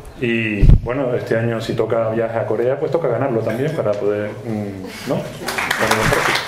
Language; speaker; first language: Spanish; native; Spanish